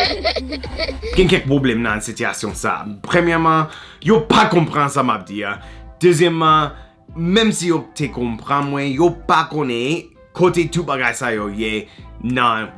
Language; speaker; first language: Haitian Creole; non-native, learner; English